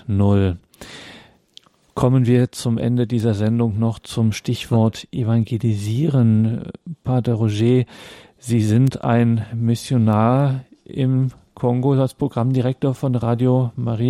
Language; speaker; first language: German; native; German